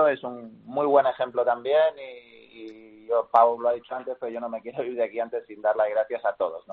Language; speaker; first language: Spanish; native; Spanish